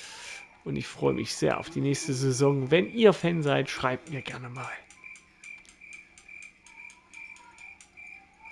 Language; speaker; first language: German; native; German